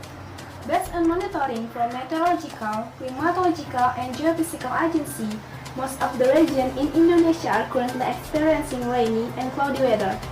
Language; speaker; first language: English; non-native, learner; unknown